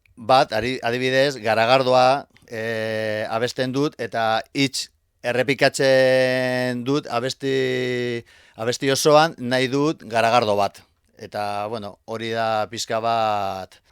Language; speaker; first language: Basque; non-native, local second language; Spanish